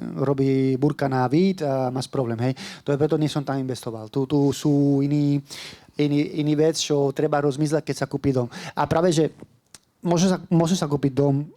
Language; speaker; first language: Slovak; non-native, learner; Spanish